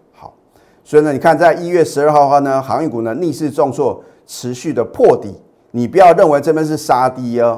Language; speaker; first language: Chinese; native; Chinese